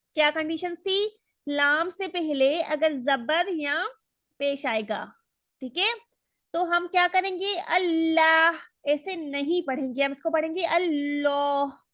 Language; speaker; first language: Urdu; native; Urdu